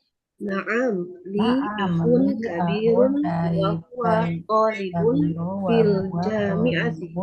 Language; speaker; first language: Arabic; non-native, learner; Indonesian